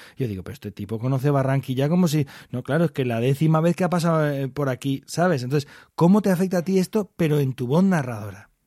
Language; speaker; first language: Spanish; native; Spanish